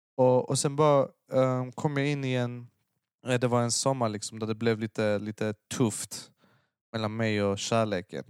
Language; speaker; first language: Swedish; early bilingual, other home language; Persian